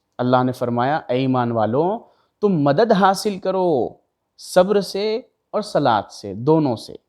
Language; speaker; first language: Urdu; native; Urdu